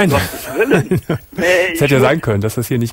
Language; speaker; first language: German; native; German